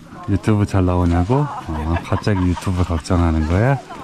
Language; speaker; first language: Korean; native; Korean